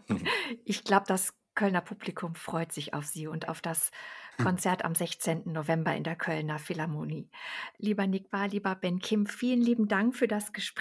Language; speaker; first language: German; native; German